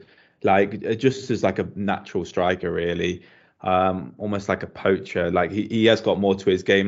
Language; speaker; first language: English; native; English